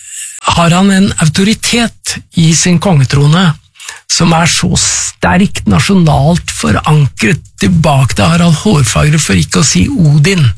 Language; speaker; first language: Norwegian; native; Norwegian